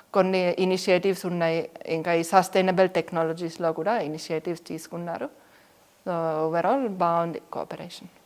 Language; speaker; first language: Telugu; non-native, fluent; Finnish